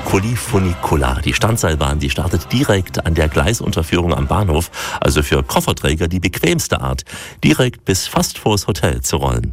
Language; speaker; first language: German; native; German